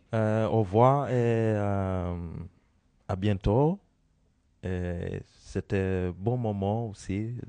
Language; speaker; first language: French; non-native, learner; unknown